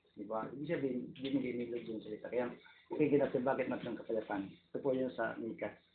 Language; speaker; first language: Filipino; non-native, local second language; Waray